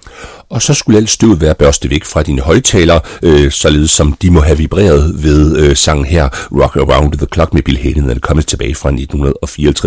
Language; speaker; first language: Danish; native; Danish